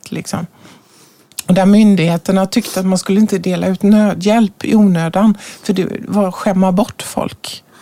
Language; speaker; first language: Swedish; native; Swedish